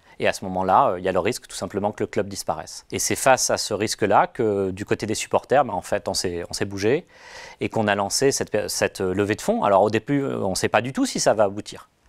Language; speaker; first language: French; native; French